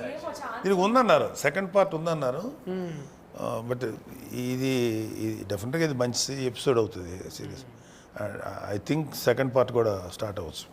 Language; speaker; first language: Telugu; native; Telugu